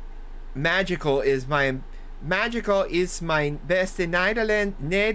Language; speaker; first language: Dutch; non-native, learner; English